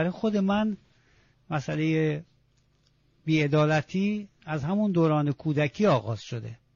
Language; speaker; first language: Persian; non-native, local second language; Azerbaijani